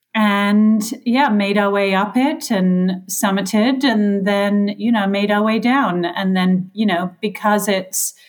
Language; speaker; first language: English; native; English